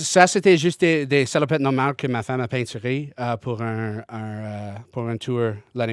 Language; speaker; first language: French; non-native, learner; English